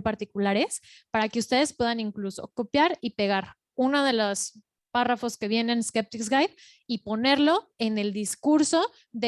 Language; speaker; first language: Spanish; native; Spanish